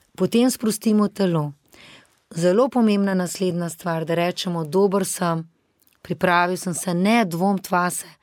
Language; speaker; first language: Slovenian; native; Slovenian